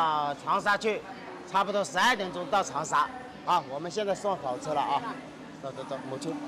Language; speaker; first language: Chinese; native; Chinese